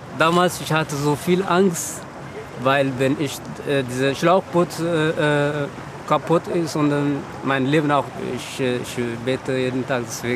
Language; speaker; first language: German; non-native, learner; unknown